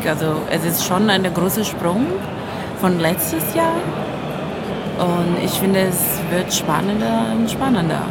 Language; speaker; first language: German; non-native, fluent; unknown